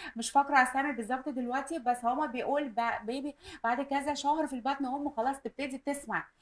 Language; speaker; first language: Egyptian Arabic; non-native, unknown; Azerbaijani